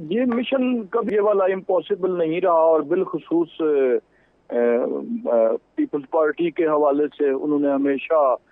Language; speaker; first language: Urdu; native; Urdu